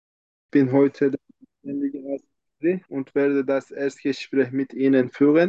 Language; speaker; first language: German; non-native, learner; Turkish